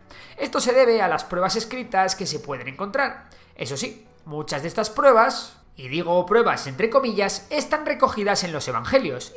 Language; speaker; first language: Spanish; native; Spanish